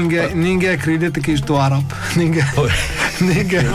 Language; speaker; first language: Portuguese; non-native, learner; Arabic